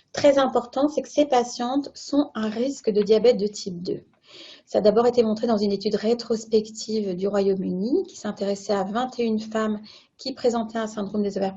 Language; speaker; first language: French; native; French